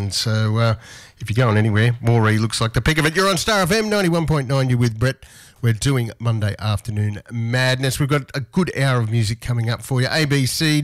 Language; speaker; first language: English; native; English